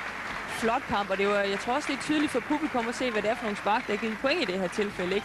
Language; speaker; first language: Danish; native; Danish